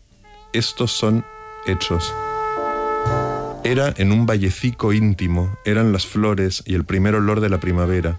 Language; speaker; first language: Spanish; native; Spanish